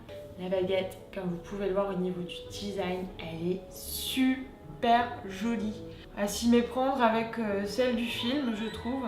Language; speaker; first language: French; native; French